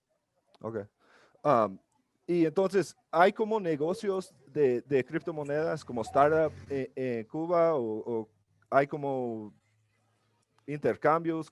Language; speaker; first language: Spanish; non-native, learner; English